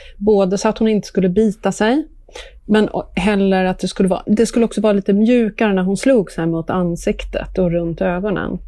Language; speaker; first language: Swedish; native; Swedish